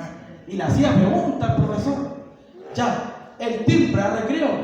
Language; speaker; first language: Spanish; native; Spanish